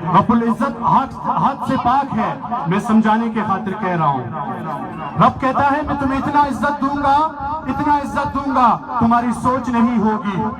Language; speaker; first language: Urdu; non-native, local second language; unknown